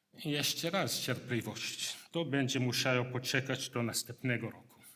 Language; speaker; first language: Polish; non-native, learner; English